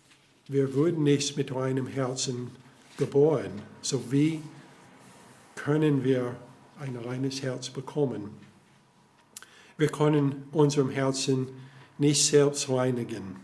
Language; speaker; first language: German; non-native, fluent; English